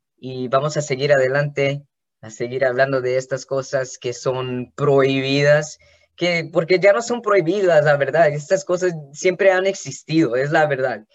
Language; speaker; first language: Spanish; early bilingual, heritage; Spanish